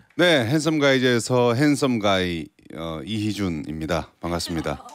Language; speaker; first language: Korean; native; Korean